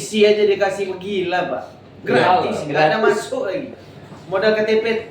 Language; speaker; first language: Indonesian; native; Indonesian